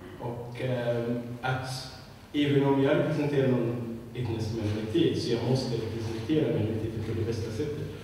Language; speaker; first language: Swedish; non-native, fluent; Arabic